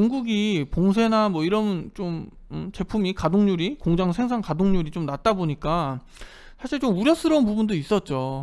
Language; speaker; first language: Korean; native; Korean